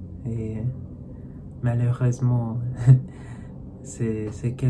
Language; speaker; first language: French; non-native, learner; English